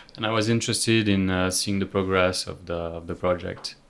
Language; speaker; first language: English; non-native, fluent; French